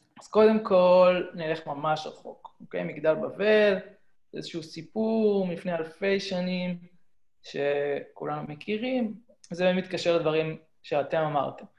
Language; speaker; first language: Hebrew; native; Hebrew